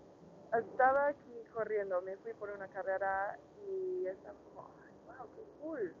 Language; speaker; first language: Spanish; non-native, learner; English